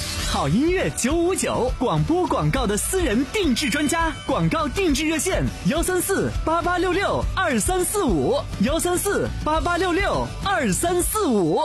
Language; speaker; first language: Chinese; native; Chinese